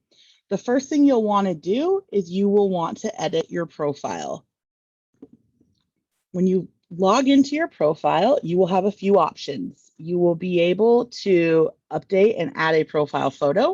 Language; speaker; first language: English; native; English